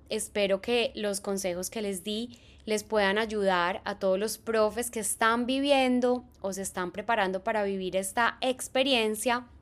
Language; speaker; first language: Spanish; native; Spanish